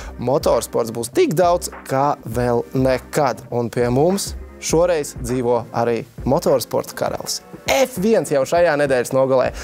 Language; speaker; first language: Latvian; native; Latvian